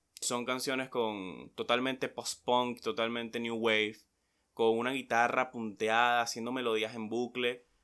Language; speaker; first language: Spanish; native; Spanish